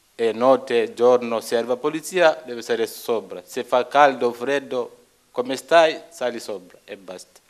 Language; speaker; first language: Italian; non-native, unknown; Luo (Kenya and Tanzania)